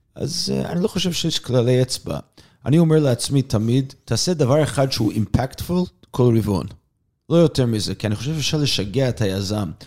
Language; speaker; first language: Hebrew; non-native, fluent; English